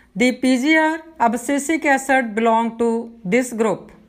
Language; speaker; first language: English; non-native, local second language; Punjabi